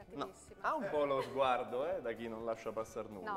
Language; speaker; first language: Italian; native; Italian